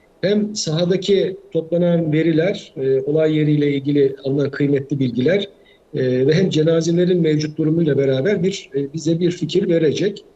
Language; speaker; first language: Turkish; native; Turkish